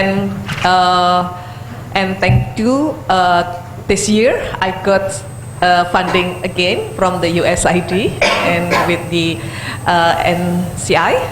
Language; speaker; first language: English; non-native, fluent; Indonesian